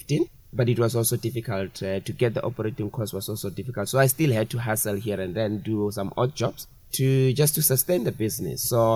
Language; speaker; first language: English; non-native, local second language; Tswana